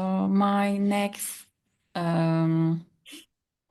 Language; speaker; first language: English; non-native, learner; Turkish